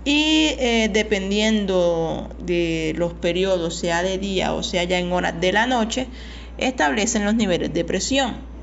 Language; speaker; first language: Spanish; native; Spanish